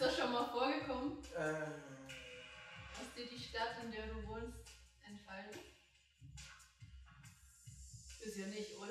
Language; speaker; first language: German; native; German